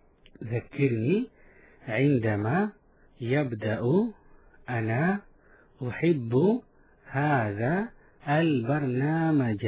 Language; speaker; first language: Arabic; non-native, fluent; Malay